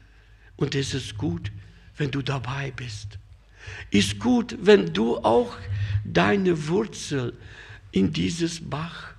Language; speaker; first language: German; non-native, fluent; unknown